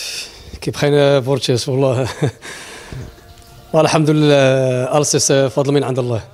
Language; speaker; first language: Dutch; non-native, learner; Arabic